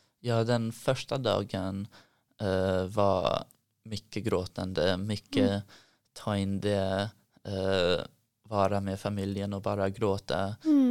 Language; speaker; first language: Swedish; early bilingual, heritage; Swedish